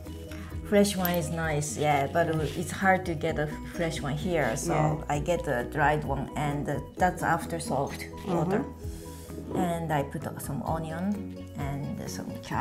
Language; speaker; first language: English; non-native, learner; Japanese